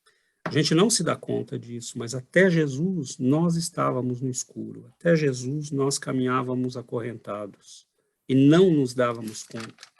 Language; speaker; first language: Portuguese; native; Portuguese